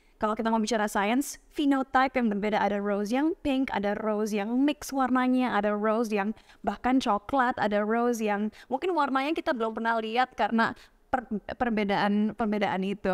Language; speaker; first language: Indonesian; native; Indonesian